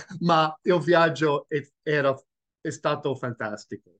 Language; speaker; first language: Italian; non-native, learner; English